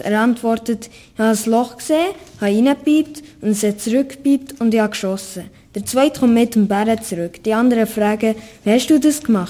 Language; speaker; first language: German; native; German